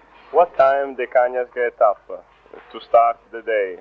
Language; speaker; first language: English; non-native, fluent; Italian